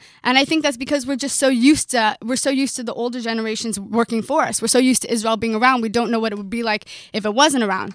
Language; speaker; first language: English; native; English